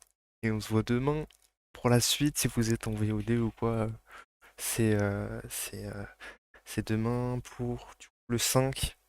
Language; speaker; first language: French; native; French